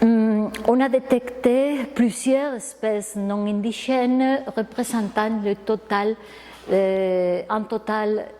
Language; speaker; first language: French; non-native, fluent; Spanish